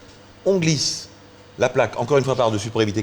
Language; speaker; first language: French; native; French